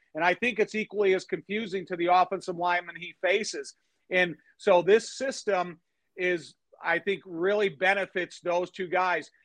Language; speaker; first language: English; native; English